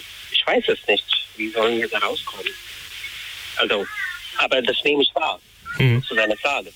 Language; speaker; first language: German; non-native, fluent; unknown